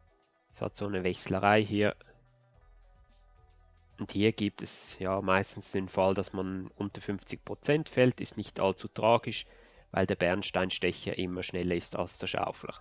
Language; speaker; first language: German; native; German